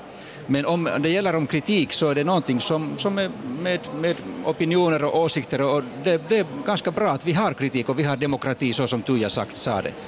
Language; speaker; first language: Swedish; non-native, fluent; Finnish